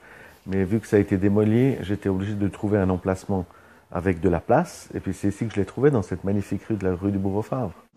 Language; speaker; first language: French; native; French